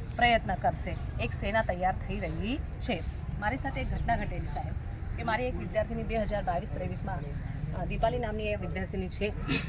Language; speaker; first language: Gujarati; non-native, local second language; Marathi